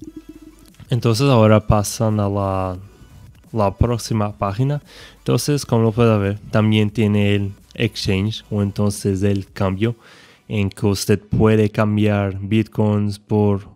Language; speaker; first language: Spanish; non-native, fluent; Portuguese